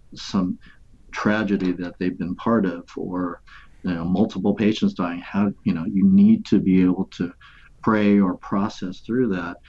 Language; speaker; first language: English; native; English